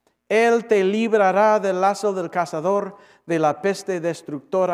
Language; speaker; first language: Spanish; non-native, fluent; English